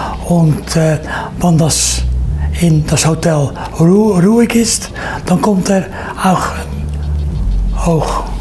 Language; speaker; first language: German; non-native, learner; Dutch